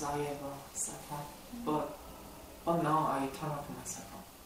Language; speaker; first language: English; non-native, learner; Korean